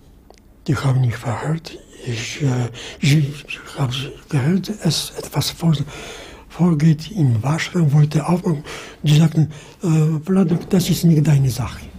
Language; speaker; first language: German; non-native, fluent; Polish